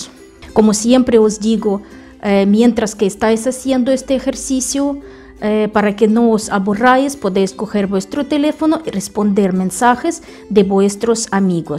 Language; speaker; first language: Spanish; non-native, fluent; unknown